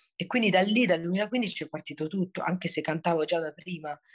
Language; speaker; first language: Italian; native; Italian